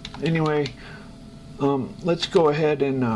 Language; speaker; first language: English; native; English